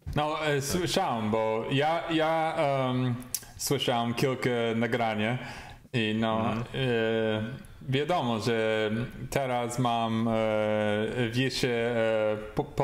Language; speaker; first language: Polish; non-native, learner; English